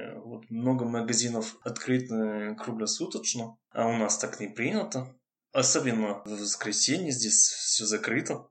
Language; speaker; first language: Russian; non-native, fluent; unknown